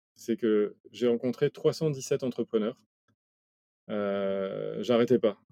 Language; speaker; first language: French; native; French